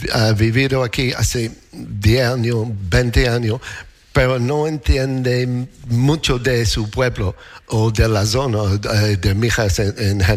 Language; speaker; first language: Spanish; non-native, fluent; English